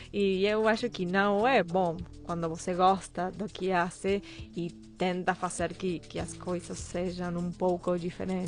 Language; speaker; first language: Portuguese; non-native, fluent; Spanish